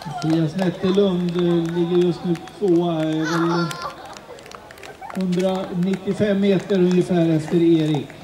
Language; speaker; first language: Swedish; native; Swedish